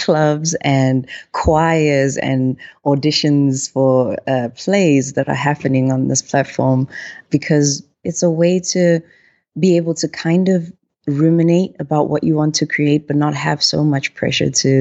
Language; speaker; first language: English; non-native, local second language; Zulu